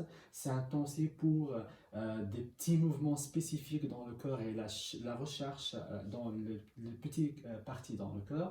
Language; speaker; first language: French; non-native, learner; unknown